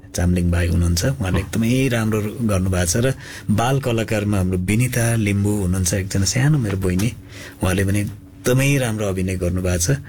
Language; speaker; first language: Nepali; non-native, local second language; Limburgish